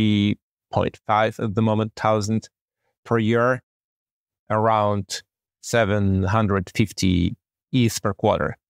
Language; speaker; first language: English; non-native, fluent; Polish